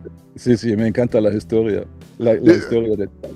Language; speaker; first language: Spanish; non-native, learner; German